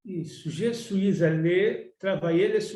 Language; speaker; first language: French; non-native, learner; Portuguese